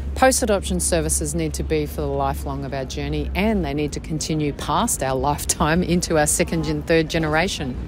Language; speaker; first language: English; native; English